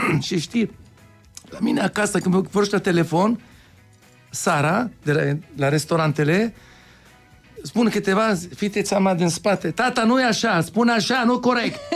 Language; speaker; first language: Romanian; non-native, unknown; Hebrew